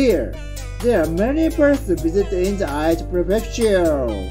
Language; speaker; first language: English; non-native, learner; Japanese